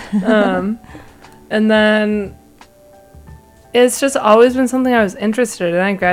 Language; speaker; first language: English; native; English